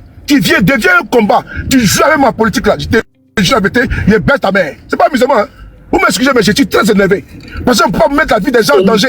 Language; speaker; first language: French; native; French